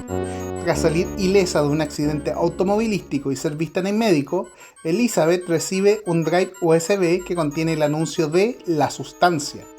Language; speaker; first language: Spanish; native; Spanish